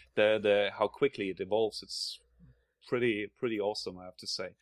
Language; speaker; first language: English; non-native, fluent; German